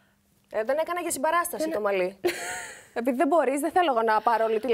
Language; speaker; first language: Greek; native; Greek